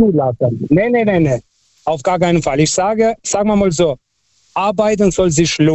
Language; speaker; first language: German; non-native, local second language; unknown